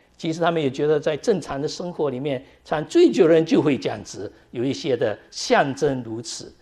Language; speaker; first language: Chinese; native; Chinese